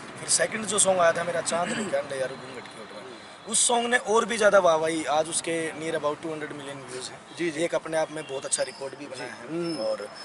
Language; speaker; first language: Hindi; native; Hindi